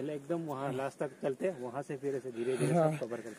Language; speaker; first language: Hindi; non-native, local second language; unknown